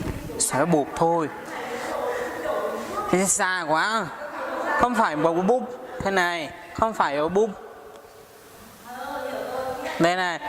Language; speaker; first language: Vietnamese; non-native, learner; Hindi